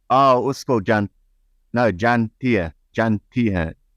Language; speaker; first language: Hindi; non-native, learner; English